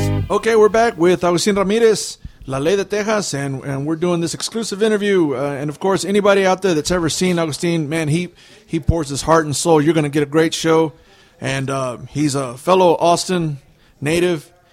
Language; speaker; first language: English; early bilingual, other home language; Spanish